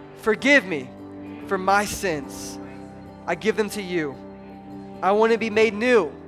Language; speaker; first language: English; native; English